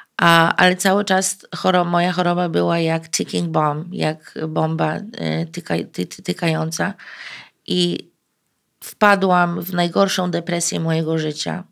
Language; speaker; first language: Polish; early bilingual, heritage; Polish